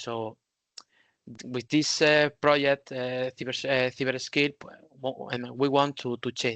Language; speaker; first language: English; non-native, learner; Spanish